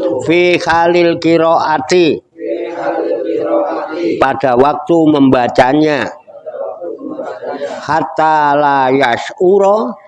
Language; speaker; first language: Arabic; non-native, fluent; Indonesian